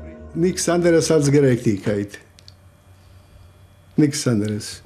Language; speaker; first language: German; non-native, local second language; Croatian